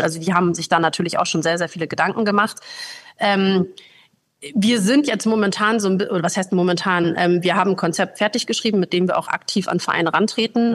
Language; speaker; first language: German; native; German